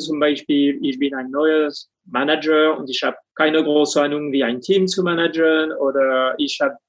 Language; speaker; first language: German; non-native, fluent; French